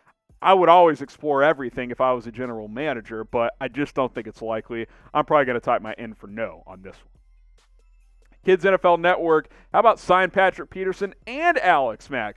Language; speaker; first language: English; native; English